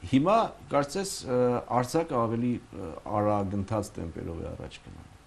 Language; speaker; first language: Armenian; native; Armenian